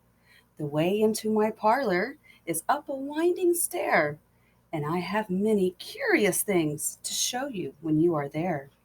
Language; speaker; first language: English; native; English